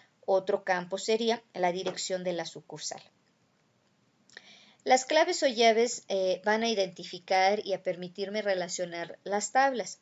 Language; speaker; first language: Spanish; native; Spanish